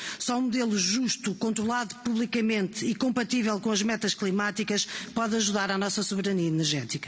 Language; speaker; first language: Portuguese; native; Portuguese